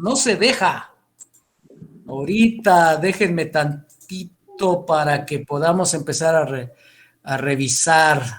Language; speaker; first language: Spanish; native; Spanish